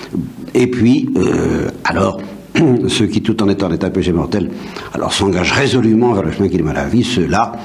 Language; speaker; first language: French; native; French